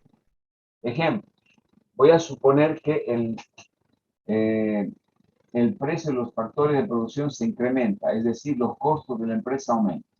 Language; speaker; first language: Spanish; native; Spanish